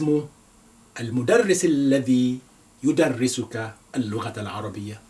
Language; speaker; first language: Arabic; non-native, fluent; Yoruba